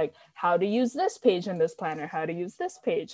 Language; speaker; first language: English; non-native, local second language; Filipino